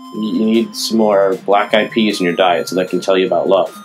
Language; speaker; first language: English; native; English